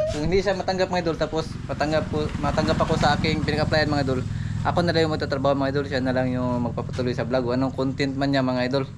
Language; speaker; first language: Filipino; non-native, local second language; Cebuano